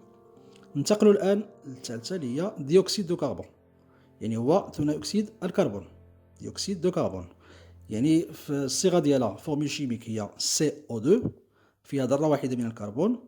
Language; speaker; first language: Arabic; native; Arabic